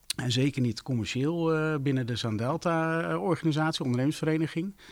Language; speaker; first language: Dutch; native; Dutch